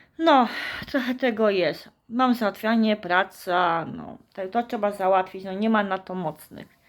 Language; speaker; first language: Polish; native; Polish